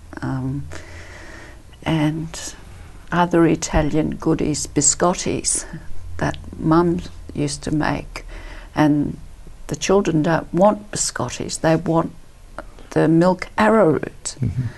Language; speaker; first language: English; early bilingual, other home language; Italian